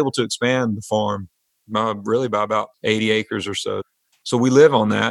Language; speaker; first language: English; native; English